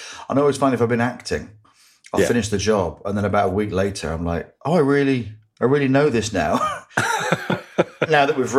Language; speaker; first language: English; native; English